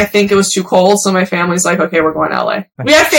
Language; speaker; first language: English; early bilingual, other home language; Persian